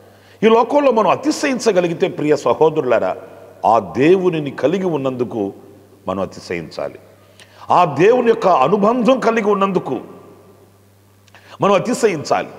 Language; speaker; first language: Telugu; native; Telugu